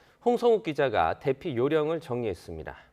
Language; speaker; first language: Korean; native; Korean